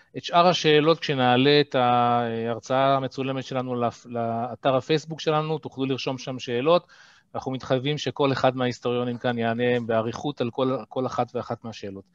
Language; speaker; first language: Hebrew; native; Hebrew